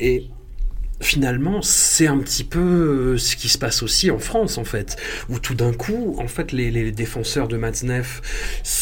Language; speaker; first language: French; native; French